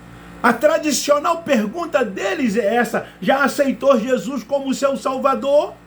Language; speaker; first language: Portuguese; native; Portuguese